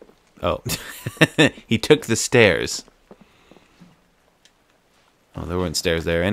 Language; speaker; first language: English; native; English